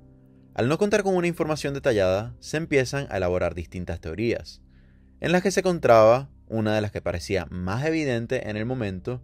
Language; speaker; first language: Spanish; native; Spanish